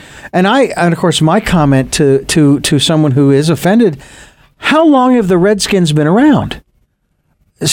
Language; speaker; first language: English; native; English